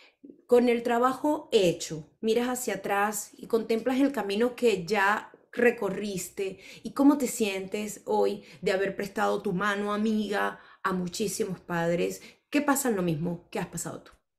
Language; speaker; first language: Spanish; native; Spanish